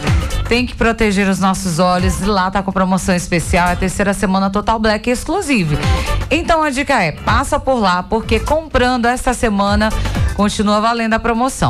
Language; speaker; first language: Portuguese; native; Portuguese